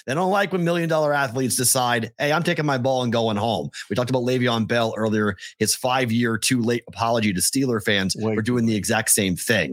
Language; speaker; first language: English; native; English